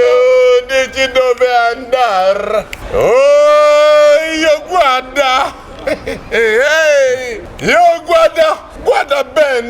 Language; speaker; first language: Italian; non-native, learner; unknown